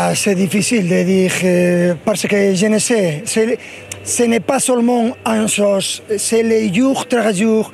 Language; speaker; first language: French; non-native, fluent; Spanish